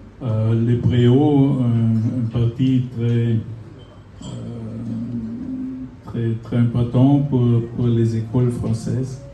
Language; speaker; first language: French; non-native, fluent; German